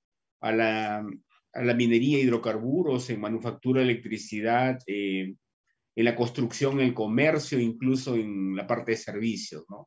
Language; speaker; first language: Spanish; native; Spanish